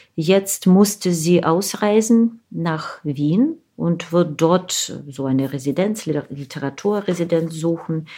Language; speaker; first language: German; non-native, fluent; Ukrainian